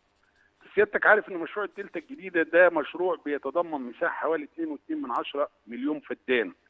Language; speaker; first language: Arabic; native; Arabic